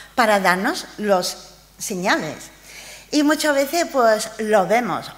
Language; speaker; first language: Spanish; non-native, fluent; English